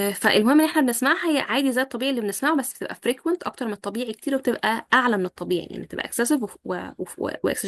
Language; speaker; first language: Arabic; native; Arabic